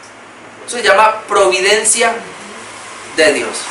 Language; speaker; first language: Spanish; native; Spanish